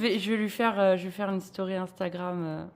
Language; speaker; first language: French; native; French